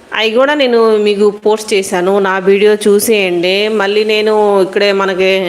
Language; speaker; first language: Telugu; non-native, local second language; Hindi